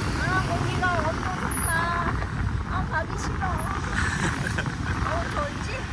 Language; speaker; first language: Korean; non-native, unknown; Vietnamese